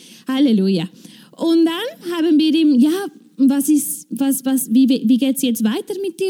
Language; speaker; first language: German; non-native, fluent; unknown